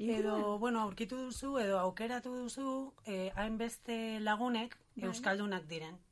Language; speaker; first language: Basque; non-native, learner; Spanish